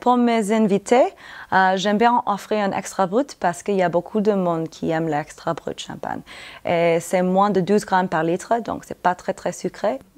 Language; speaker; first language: French; non-native, fluent; English